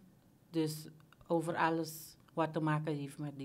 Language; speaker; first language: Dutch; non-native, local second language; Papiamento